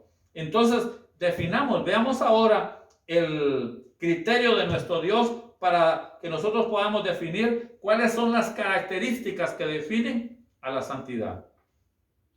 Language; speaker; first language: Spanish; native; Spanish